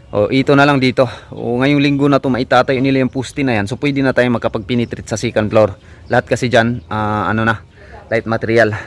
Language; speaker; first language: Filipino; non-native, local second language; Cebuano